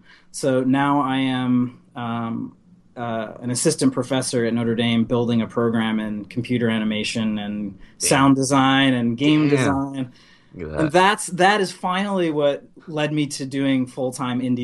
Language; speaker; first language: English; native; English